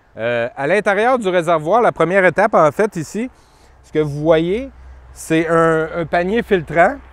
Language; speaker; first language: French; native; French